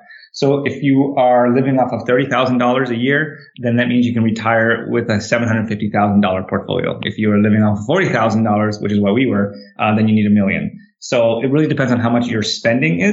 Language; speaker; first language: English; native; English